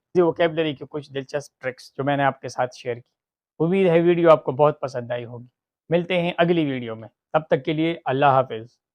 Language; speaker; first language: Urdu; non-native, local second language; Pashto